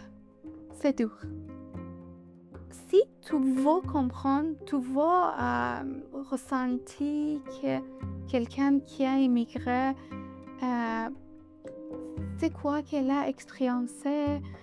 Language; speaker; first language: French; non-native, learner; Persian